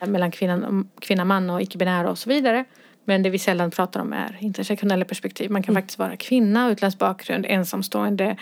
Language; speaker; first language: Swedish; early bilingual, other home language; Arabic